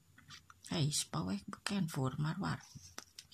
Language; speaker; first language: Dutch; non-native, learner; Indonesian